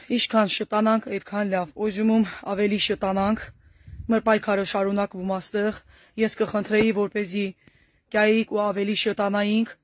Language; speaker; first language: Armenian; native; Armenian